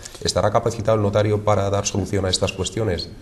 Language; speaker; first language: Spanish; native; Spanish